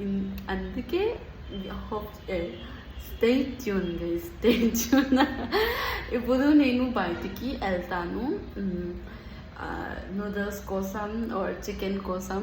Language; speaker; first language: Telugu; non-native, learner; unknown